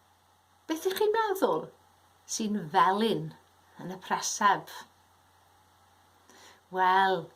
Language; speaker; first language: Welsh; native; Welsh